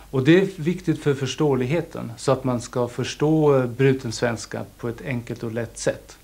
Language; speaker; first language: Swedish; non-native, fluent; German